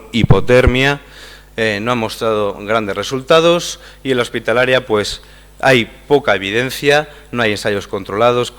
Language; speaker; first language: Spanish; native; Spanish